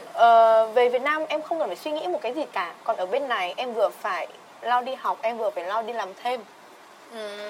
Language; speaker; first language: Vietnamese; native; Vietnamese